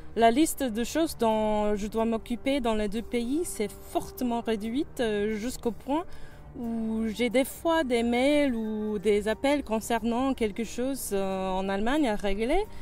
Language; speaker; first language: French; non-native, fluent; English